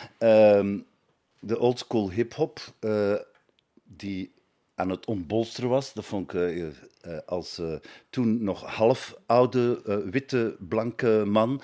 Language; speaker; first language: Dutch; native; Dutch